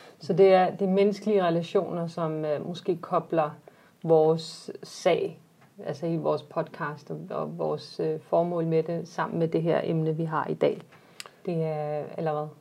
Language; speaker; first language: Danish; early bilingual, other home language; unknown